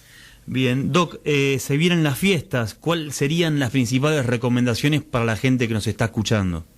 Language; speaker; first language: Spanish; native; Spanish